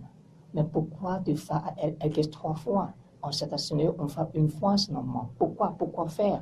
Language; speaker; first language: French; non-native, learner; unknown